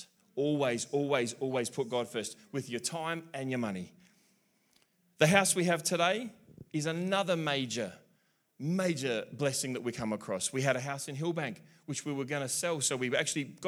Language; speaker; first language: English; native; English